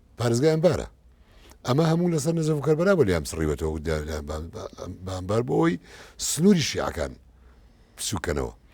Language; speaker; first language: Central Kurdish; native; Central Kurdish